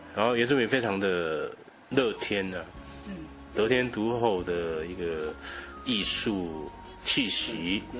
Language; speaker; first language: Chinese; native; Chinese